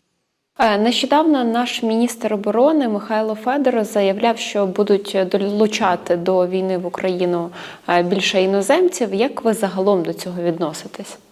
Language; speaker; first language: Ukrainian; native; Ukrainian